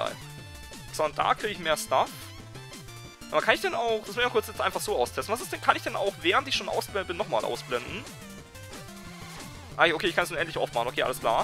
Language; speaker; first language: German; native; German